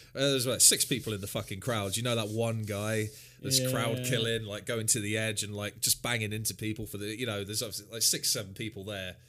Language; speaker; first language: English; native; English